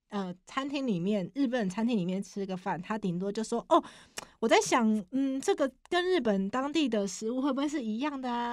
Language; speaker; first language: Chinese; native; Chinese